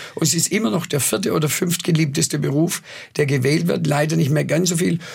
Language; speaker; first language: German; native; German